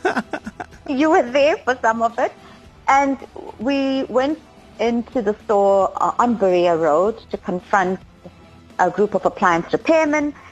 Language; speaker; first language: English; native; English